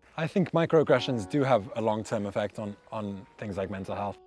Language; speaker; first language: English; native; English